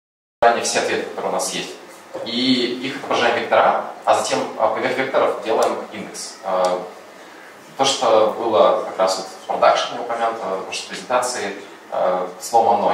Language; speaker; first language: Russian; native; Russian